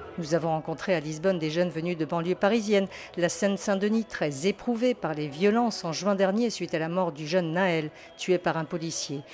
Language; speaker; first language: French; native; French